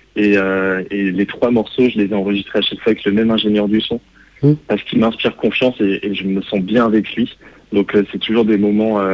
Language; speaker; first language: French; native; French